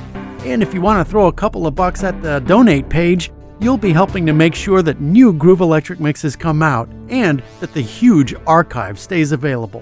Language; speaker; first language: English; native; English